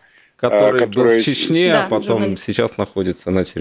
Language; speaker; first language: Russian; native; Russian